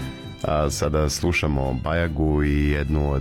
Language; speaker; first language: Serbian; native; Serbian